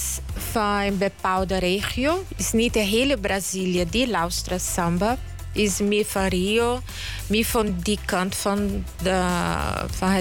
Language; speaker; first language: Dutch; non-native, fluent; Portuguese